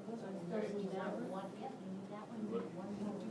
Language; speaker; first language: English; native; English